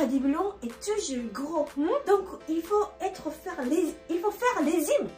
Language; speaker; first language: French; non-native, learner; Japanese